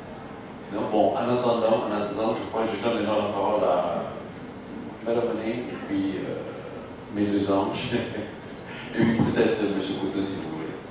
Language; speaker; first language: French; non-native, fluent; Indonesian